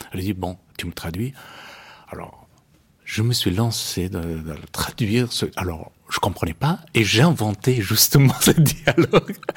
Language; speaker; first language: French; non-native, fluent; Persian